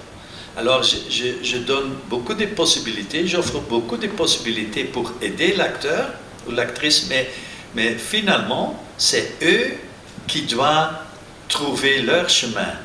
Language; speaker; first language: French; non-native, local second language; Dutch